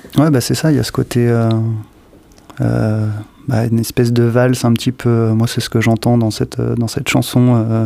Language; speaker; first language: French; native; French